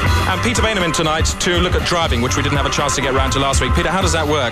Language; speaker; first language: English; native; English